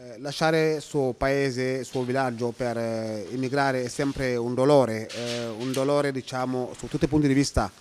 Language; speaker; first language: Italian; non-native, fluent; Wolof